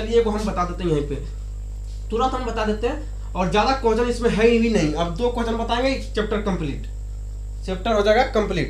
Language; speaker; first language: Hindi; native; Hindi